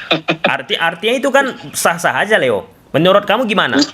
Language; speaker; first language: Indonesian; native; Indonesian